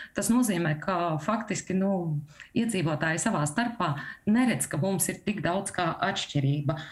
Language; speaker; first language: Latvian; non-native, local second language; Russian